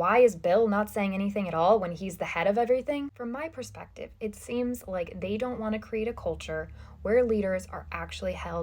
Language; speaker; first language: English; native; English